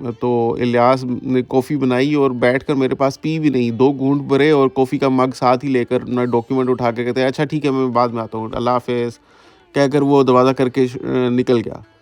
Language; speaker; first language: Urdu; native; Urdu